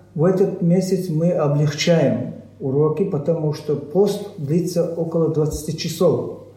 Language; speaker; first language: Russian; non-native, local second language; Chechen